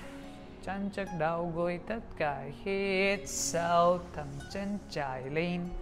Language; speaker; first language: Vietnamese; non-native, learner; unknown